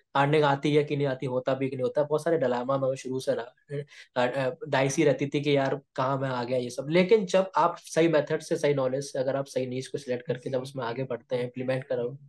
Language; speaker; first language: Hindi; native; Hindi